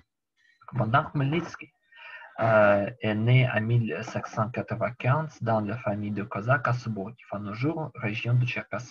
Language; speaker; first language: French; non-native, learner; Ukrainian